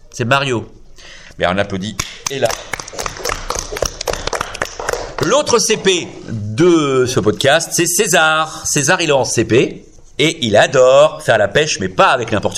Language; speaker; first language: French; native; French